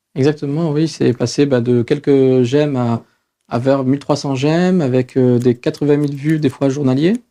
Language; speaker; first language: French; native; French